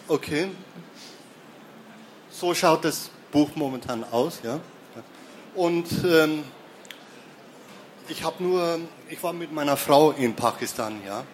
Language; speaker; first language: German; early bilingual, other home language; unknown